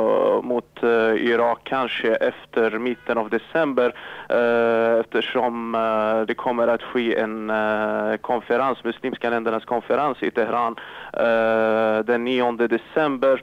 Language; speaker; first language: Swedish; non-native, fluent; Arabic